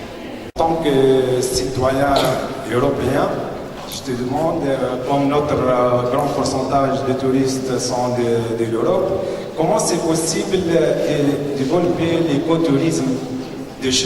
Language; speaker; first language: French; non-native, local second language; Arabic